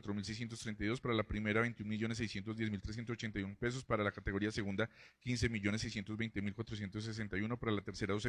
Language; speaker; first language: Spanish; native; Spanish